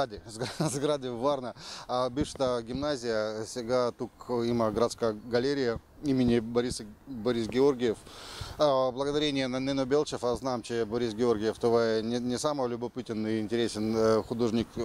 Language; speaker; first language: Bulgarian; non-native, fluent; Russian